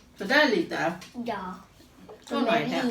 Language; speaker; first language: Swedish; non-native, learner; Thai